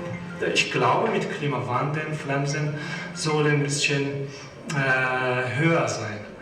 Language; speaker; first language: German; non-native, learner; Persian